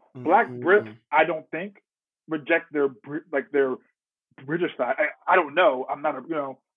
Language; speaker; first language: English; native; English